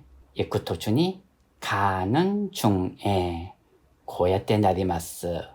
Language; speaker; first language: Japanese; non-native, fluent; Korean